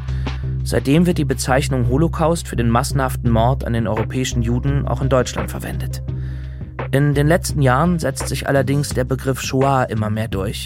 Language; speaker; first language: German; native; German